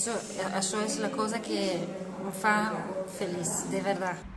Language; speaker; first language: Catalan; non-native, learner; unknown